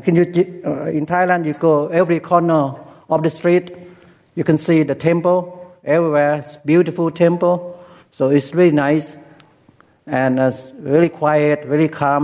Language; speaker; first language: English; non-native, learner; Lao